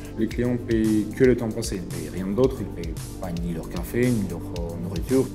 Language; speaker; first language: French; non-native, fluent; Ukrainian